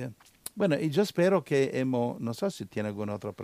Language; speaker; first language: Spanish; non-native, learner; Italian